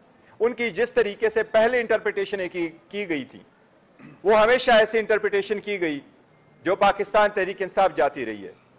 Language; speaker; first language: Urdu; non-native, local second language; Pashto